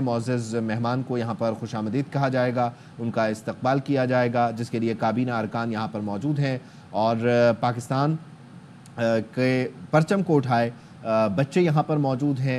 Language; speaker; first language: Urdu; native; Urdu